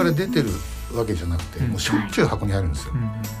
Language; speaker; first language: Japanese; native; Japanese